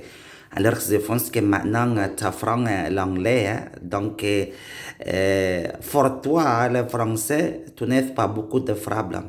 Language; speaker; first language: French; non-native, learner; Indonesian